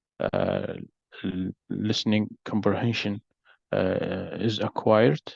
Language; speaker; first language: English; non-native, learner; Arabic